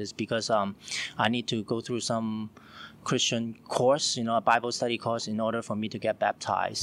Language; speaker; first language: English; non-native, local second language; Cantonese